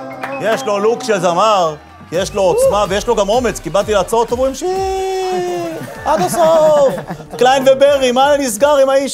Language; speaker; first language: Hebrew; native; Hebrew